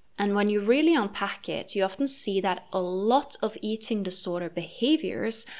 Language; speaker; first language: English; non-native, fluent; Norwegian